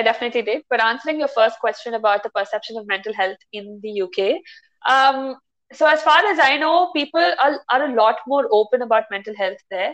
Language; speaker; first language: English; non-native, local second language; Tamil